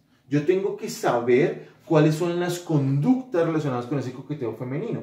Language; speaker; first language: Spanish; native; Spanish